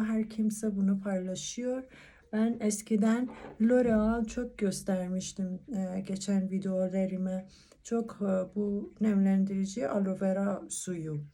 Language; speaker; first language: Turkish; non-native, learner; Persian